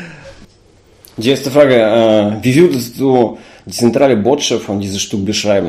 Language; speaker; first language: German; non-native, fluent; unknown